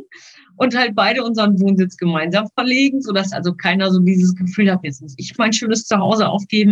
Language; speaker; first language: German; native; German